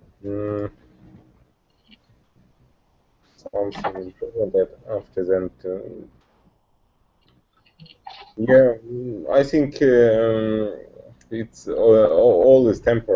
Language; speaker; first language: English; non-native, learner; Russian